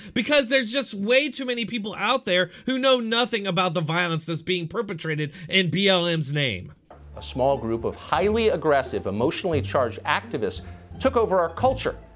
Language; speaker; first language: English; native; English